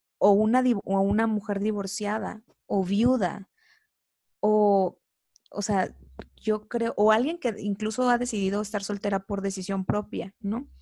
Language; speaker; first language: Spanish; native; Spanish